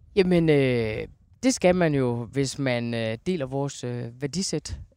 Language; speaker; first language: Danish; native; Danish